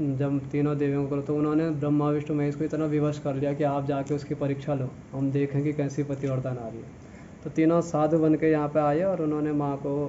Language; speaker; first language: Hindi; native; Hindi